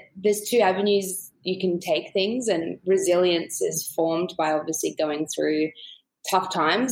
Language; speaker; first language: English; native; English